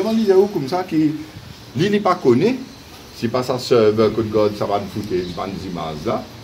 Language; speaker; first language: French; non-native, local second language; Morisyen